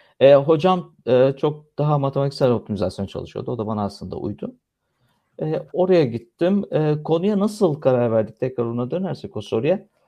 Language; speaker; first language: Turkish; native; Turkish